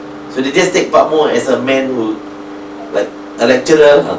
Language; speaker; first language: English; non-native, local second language; Malay